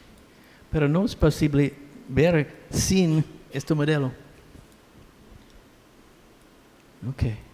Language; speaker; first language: Spanish; non-native, learner; English